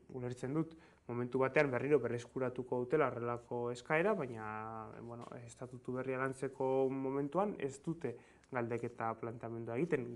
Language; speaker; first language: Basque; non-native, local second language; Spanish